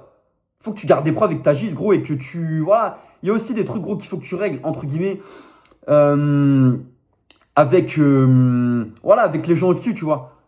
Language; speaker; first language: French; native; French